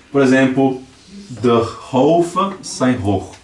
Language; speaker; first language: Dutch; non-native, learner; Portuguese